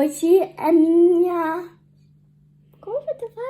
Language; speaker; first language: Portuguese; early bilingual, heritage; Portuguese